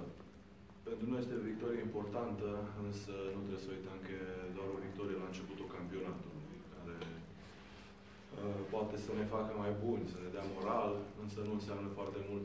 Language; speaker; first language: Romanian; native; Romanian